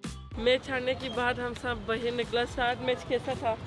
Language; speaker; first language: Hindi; non-native, learner; Turkish